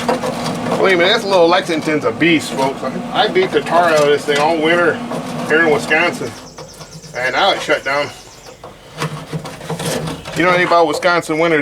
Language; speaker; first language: English; native; English